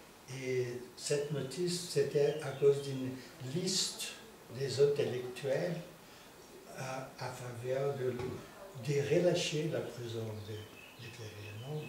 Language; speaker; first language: French; non-native, fluent; Portuguese